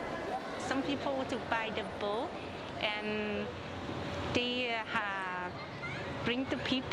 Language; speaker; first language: English; non-native, learner; Cantonese